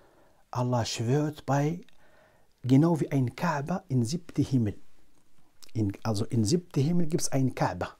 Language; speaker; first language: German; non-native, fluent; Arabic